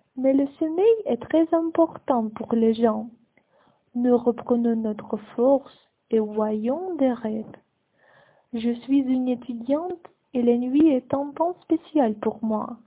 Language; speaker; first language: French; non-native, learner; Ukrainian